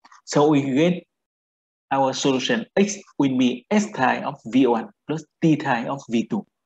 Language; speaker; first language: English; non-native, fluent; Vietnamese